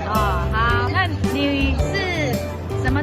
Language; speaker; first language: Chinese; native; Chinese